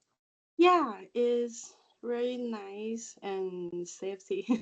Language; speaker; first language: English; non-native, learner; Thai